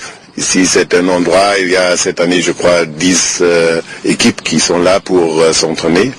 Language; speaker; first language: French; non-native, fluent; German